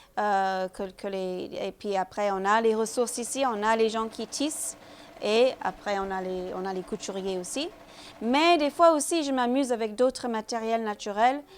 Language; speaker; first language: French; non-native, fluent; English